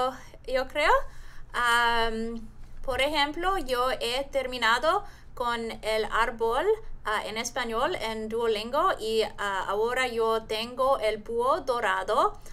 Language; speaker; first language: Spanish; non-native, learner; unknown